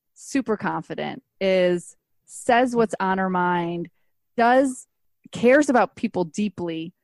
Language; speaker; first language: English; native; English